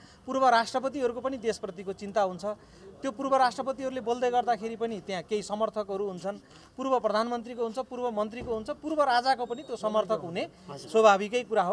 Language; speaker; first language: Nepali; native; Nepali